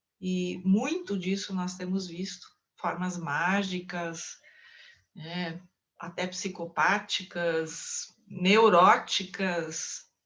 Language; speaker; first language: Portuguese; non-native, local second language; German